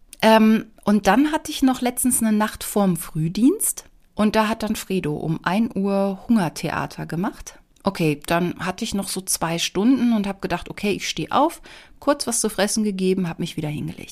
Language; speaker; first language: German; native; German